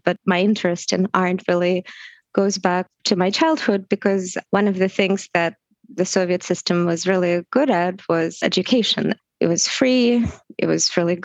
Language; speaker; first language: English; non-native, fluent; Russian